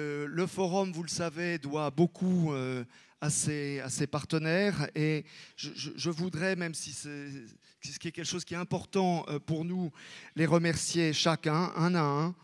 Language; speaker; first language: French; native; French